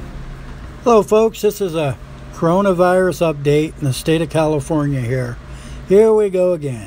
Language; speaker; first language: English; native; English